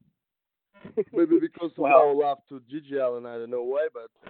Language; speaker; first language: English; non-native, learner; Russian